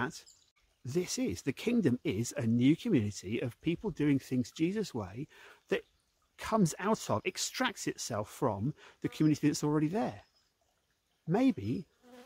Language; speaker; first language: English; native; English